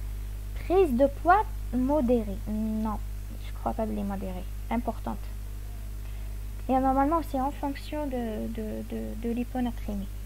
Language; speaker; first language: French; non-native, local second language; Arabic